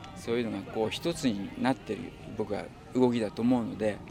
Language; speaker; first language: Japanese; native; Japanese